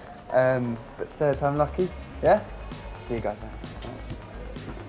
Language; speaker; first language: English; native; English